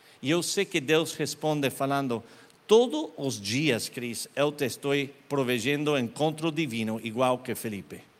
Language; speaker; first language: Portuguese; non-native, learner; Spanish